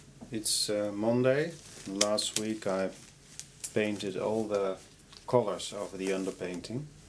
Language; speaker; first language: English; non-native, fluent; Dutch